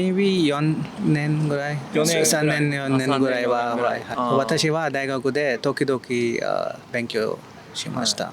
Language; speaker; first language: Japanese; non-native, learner; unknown